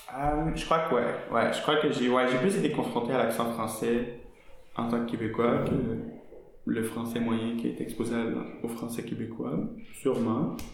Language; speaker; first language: French; native; French